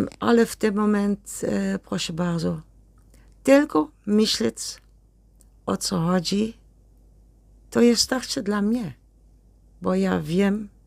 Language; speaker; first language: Polish; non-native, learner; Dutch